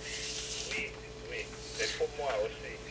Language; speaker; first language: French; non-native, fluent; English